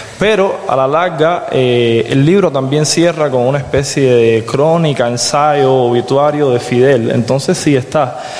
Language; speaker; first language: Spanish; native; Spanish